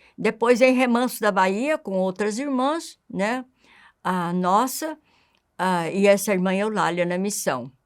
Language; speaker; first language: Portuguese; native; Portuguese